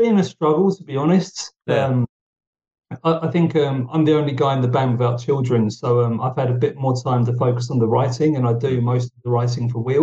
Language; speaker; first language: English; native; English